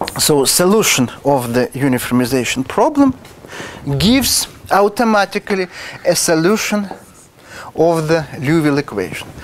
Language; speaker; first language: English; non-native, fluent; Russian